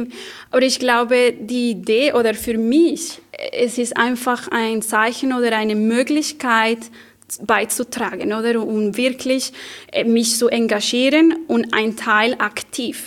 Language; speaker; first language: German; non-native, fluent; Spanish